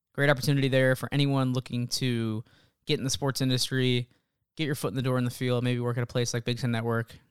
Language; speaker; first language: English; native; English